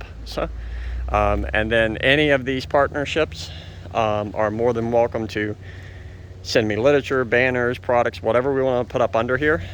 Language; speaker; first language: English; native; English